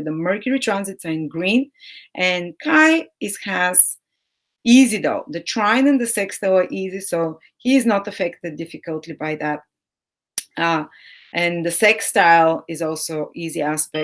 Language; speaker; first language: English; non-native, fluent; Bulgarian